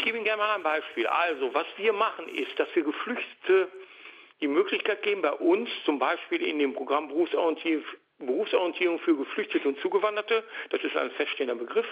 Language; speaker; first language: German; native; German